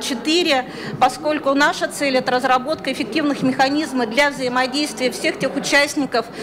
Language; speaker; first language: Russian; native; Russian